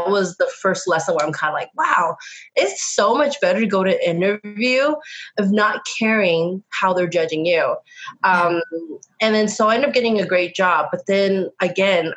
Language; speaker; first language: English; native; English